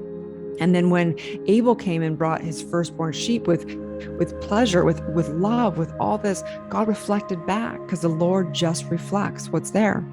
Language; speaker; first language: English; native; English